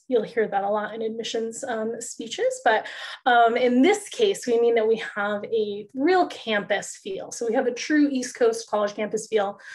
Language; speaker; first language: English; native; English